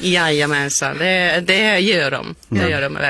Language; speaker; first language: Swedish; non-native, fluent; Finnish